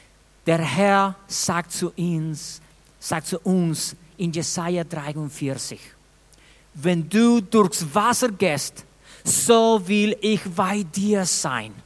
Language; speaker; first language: German; non-native, fluent; Spanish